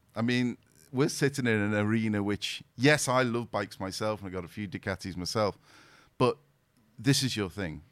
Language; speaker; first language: English; native; English